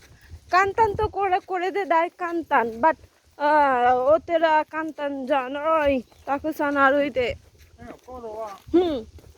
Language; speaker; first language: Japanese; non-native, learner; Bangla